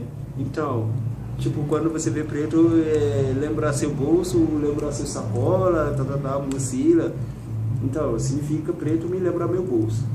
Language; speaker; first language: Portuguese; non-native, learner; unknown